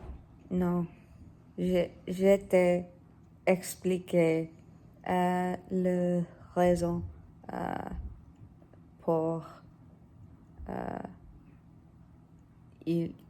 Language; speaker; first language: French; non-native, learner; English